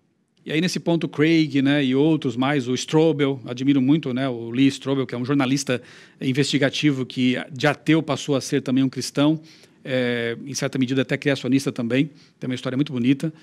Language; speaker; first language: Portuguese; native; Portuguese